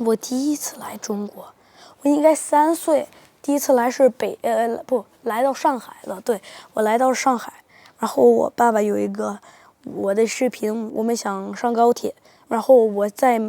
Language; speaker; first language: Chinese; early bilingual, heritage; Spanish